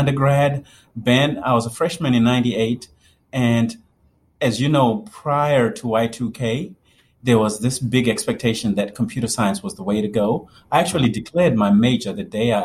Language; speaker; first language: English; non-native, local second language; Shona